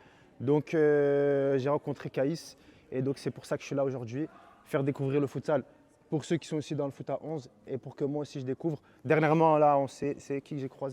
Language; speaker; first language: French; native; French